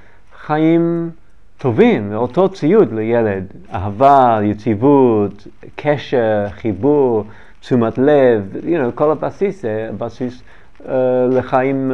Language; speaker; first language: Hebrew; non-native, learner; English